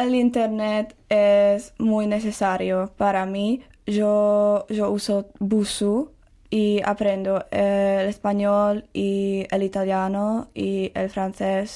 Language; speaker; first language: Spanish; non-native, learner; Czech